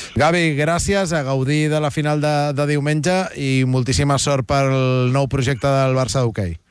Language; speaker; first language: Catalan; native; Catalan